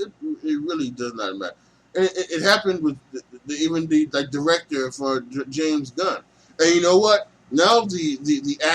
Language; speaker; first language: English; native; English